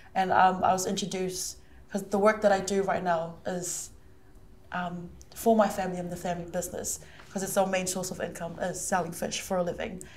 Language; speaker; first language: English; early bilingual, other home language; Samoan